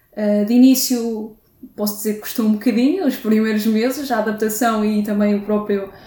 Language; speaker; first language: Portuguese; native; Portuguese